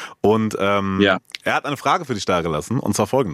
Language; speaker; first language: German; native; German